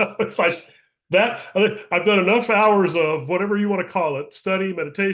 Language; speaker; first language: English; native; English